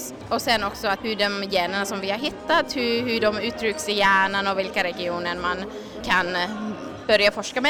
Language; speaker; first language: Swedish; non-native, fluent; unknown